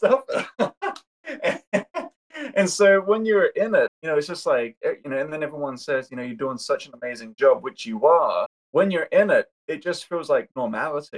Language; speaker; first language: English; native; English